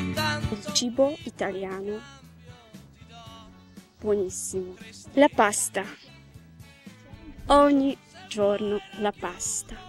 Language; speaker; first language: Italian; non-native, learner; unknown